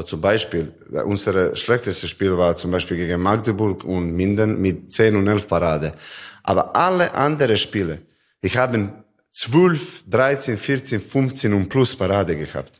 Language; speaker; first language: German; non-native, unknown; Serbian